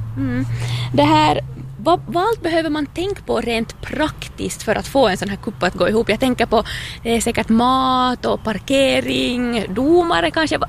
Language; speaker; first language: Swedish; native; Swedish